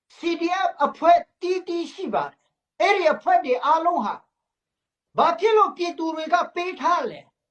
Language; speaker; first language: Burmese; non-native, local second language; Hakha Chin